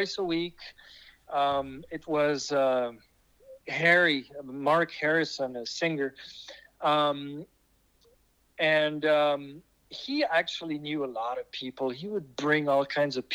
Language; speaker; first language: English; non-native, fluent; French